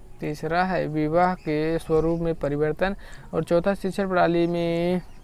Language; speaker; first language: Hindi; native; Hindi